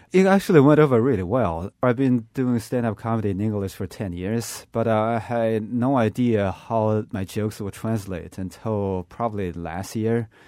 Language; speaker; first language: English; non-native, fluent; Chinese